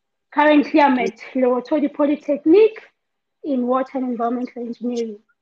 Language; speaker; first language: English; non-native, local second language; Southern Sotho